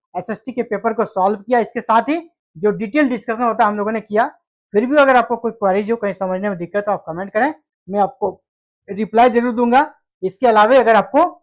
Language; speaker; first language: Hindi; native; Hindi